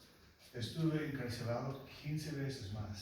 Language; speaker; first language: Spanish; non-native, local second language; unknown